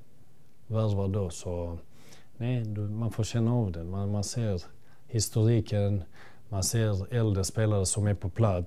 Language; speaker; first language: Swedish; early bilingual, other home language; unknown